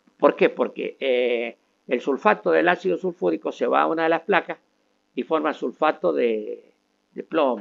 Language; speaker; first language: Spanish; native; Spanish